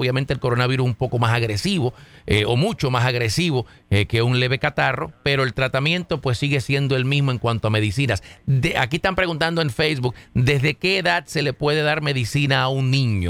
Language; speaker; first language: Spanish; native; Spanish